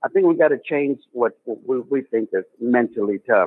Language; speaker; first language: English; native; English